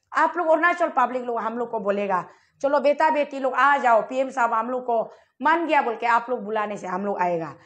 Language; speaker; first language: Hindi; non-native, local second language; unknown